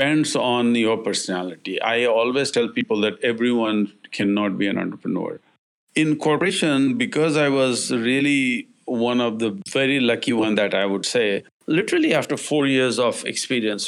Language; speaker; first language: English; non-native, local second language; Hindi